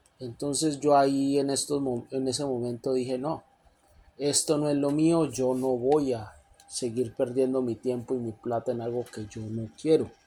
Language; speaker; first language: Spanish; native; Spanish